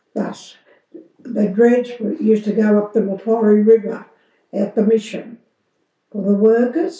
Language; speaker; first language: English; native; English